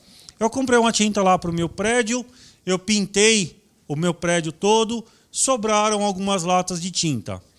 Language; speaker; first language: Portuguese; native; Portuguese